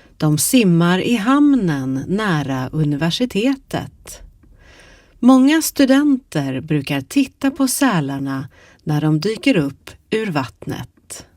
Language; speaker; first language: Swedish; native; Swedish